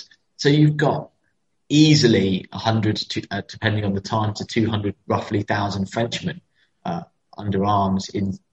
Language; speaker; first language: English; native; English